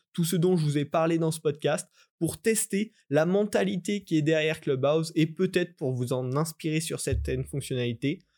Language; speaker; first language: French; native; French